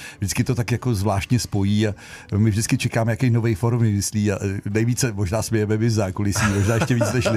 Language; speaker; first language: Czech; native; Czech